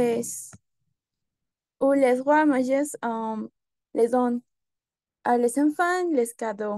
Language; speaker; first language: French; non-native, learner; Spanish